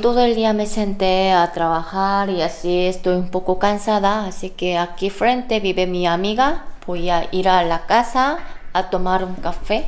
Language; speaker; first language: Spanish; non-native, fluent; Korean